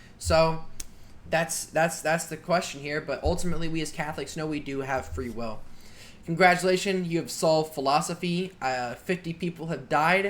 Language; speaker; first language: English; native; English